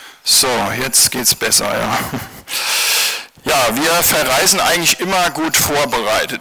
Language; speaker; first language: German; native; German